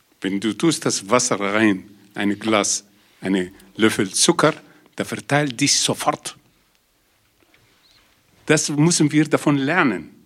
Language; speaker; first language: German; non-native, learner; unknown